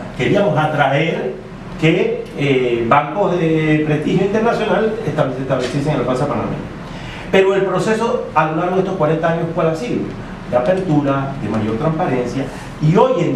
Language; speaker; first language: Spanish; native; Spanish